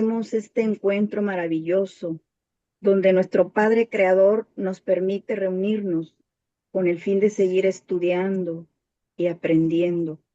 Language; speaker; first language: Spanish; native; Spanish